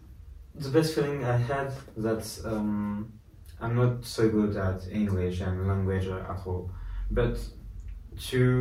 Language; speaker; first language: English; non-native, learner; French